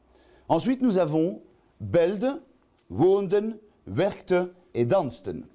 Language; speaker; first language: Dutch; non-native, local second language; French